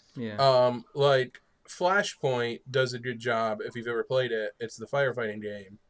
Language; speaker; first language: English; native; English